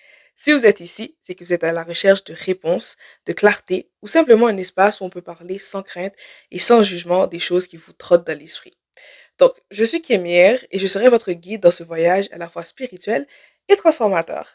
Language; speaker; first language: French; native; French